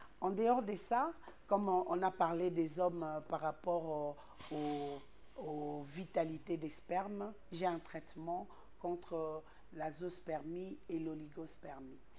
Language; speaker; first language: French; non-native, local second language; Lingala